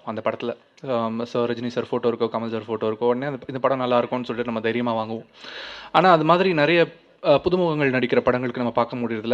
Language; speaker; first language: Tamil; native; Tamil